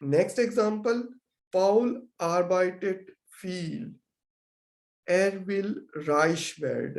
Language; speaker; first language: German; non-native, learner; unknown